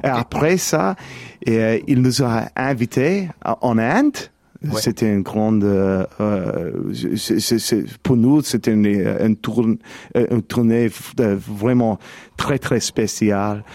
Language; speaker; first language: French; non-native, learner; English